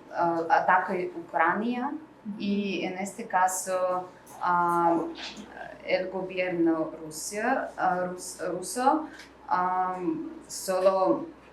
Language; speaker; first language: Spanish; non-native, learner; Russian